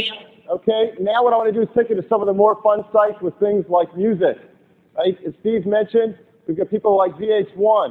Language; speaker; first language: English; native; English